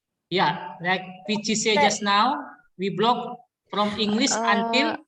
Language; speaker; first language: English; non-native, learner; Indonesian